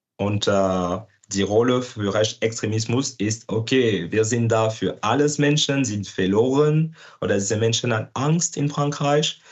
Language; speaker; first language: German; non-native, learner; French